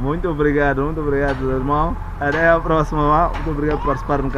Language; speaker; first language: Portuguese; non-native, local second language; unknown